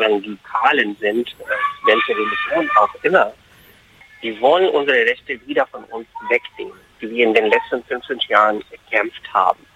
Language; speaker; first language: German; non-native, fluent; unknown